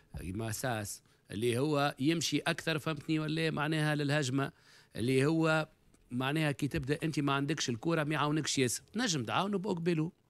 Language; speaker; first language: Arabic; native; Arabic